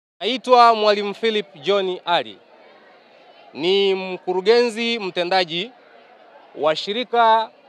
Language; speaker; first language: Swahili; native; Swahili